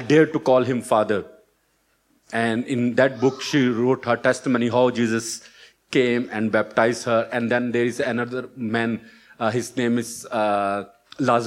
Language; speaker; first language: English; non-native, local second language; Urdu